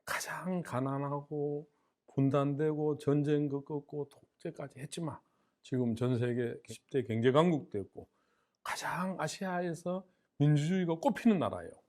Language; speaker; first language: Korean; native; Korean